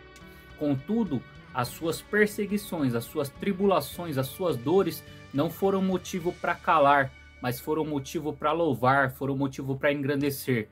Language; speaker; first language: Portuguese; native; Portuguese